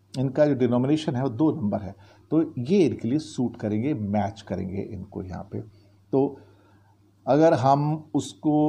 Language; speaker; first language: Hindi; native; Hindi